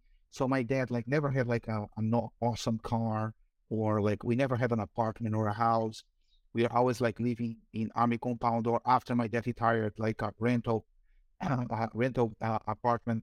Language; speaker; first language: English; non-native, fluent; Portuguese